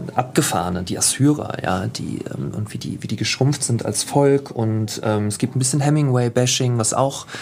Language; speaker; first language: German; native; German